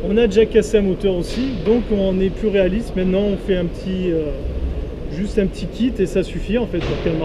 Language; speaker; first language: French; native; French